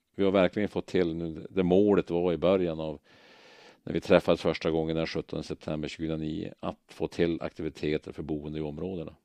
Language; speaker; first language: Swedish; native; Swedish